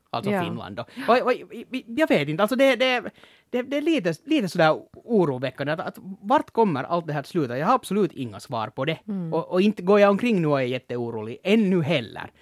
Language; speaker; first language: Swedish; native; Swedish